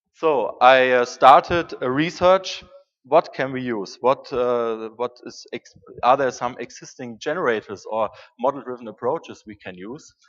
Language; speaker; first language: English; non-native, fluent; German